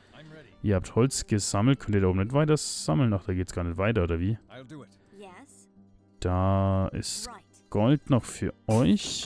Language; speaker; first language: German; native; German